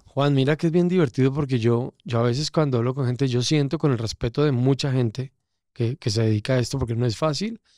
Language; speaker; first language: Spanish; native; Spanish